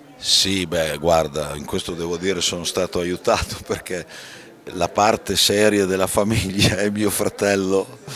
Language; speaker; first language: Italian; native; Italian